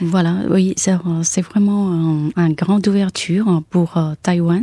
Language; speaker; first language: French; non-native, fluent; Chinese